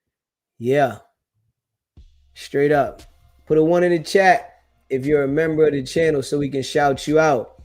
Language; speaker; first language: English; native; English